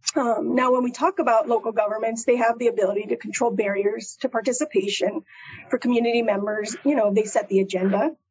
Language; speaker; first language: English; native; English